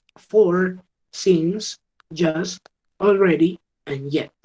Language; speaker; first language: English; non-native, learner; Spanish